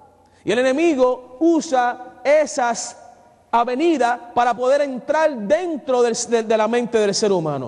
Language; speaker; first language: Spanish; native; Spanish